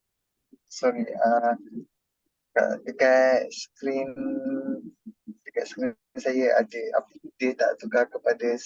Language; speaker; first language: Malay; native; Malay